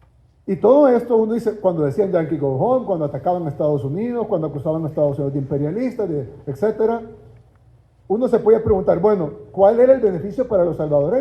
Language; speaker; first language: Spanish; native; Spanish